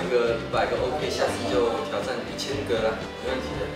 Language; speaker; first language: Chinese; native; Chinese